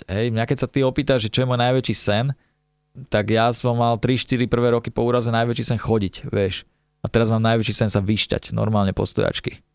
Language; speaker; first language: Slovak; native; Slovak